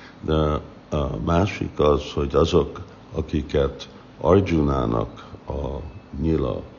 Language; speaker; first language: Hungarian; non-native, fluent; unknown